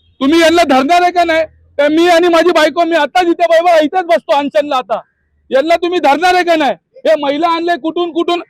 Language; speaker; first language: Marathi; non-native, local second language; Lambadi